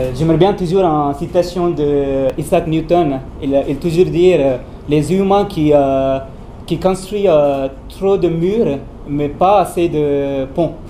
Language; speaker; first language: French; non-native, learner; Tamil